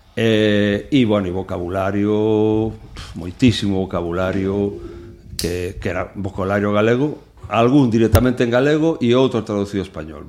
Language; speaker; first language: Galician; non-native, local second language; Spanish